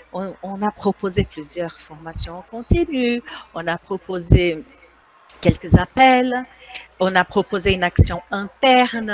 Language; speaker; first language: French; non-native, fluent; Portuguese